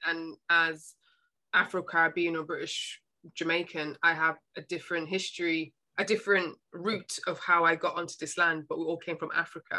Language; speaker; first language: English; native; English